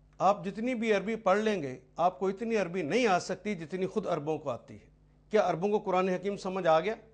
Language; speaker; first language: Urdu; non-native, local second language; Punjabi